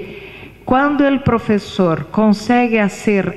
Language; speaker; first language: Spanish; non-native, fluent; Portuguese